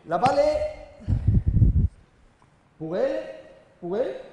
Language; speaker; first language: French; non-native, learner; Spanish